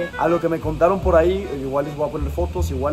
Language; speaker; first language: Spanish; native; Spanish